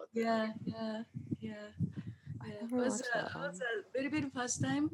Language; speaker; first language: English; non-native, fluent; Japanese